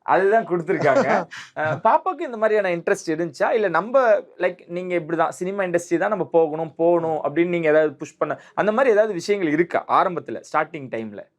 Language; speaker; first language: Tamil; native; Tamil